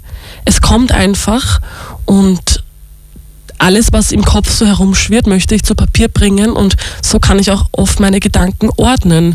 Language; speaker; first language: German; native; German